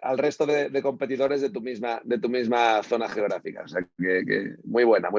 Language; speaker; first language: Spanish; native; Spanish